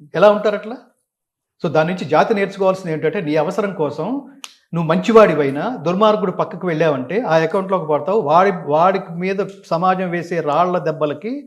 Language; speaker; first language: Telugu; native; Telugu